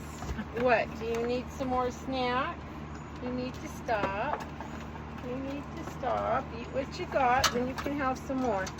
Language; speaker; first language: English; native; English